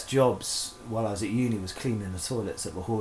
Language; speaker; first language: English; native; English